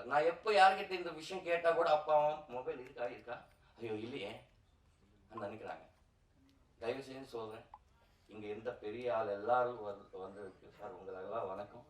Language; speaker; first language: Tamil; non-native, learner; Telugu